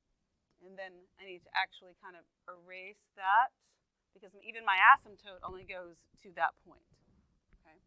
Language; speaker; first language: English; native; English